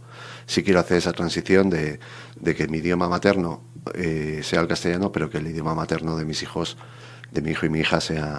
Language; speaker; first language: Spanish; native; Spanish